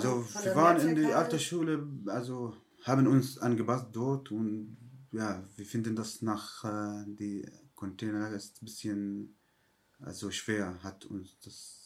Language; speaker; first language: German; non-native, learner; Arabic